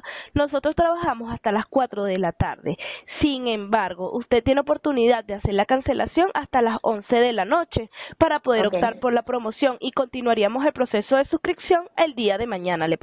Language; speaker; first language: Spanish; native; Spanish